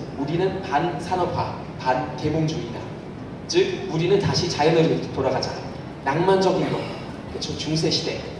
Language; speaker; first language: Korean; non-native, fluent; German